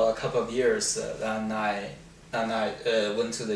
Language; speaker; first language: English; non-native, fluent; Chinese